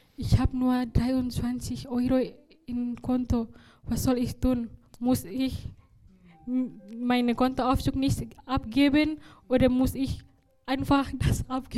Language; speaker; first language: German; non-native, learner; Indonesian